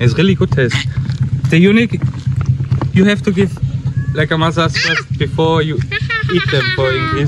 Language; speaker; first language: English; non-native, learner; Indonesian